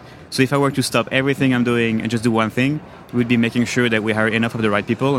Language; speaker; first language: English; non-native, fluent; French